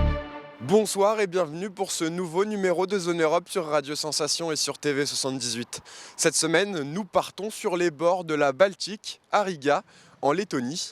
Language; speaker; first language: French; native; French